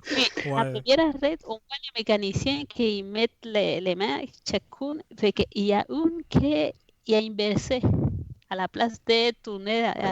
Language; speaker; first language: French; non-native, fluent; Spanish